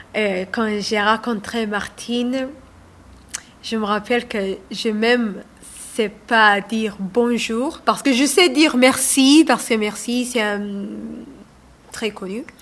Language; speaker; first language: French; non-native, learner; Somali